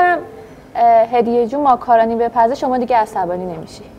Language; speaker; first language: Persian; native; Persian